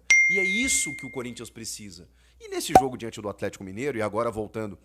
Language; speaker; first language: Portuguese; native; Portuguese